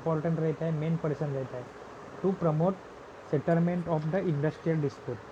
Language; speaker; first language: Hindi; non-native, local second language; Marathi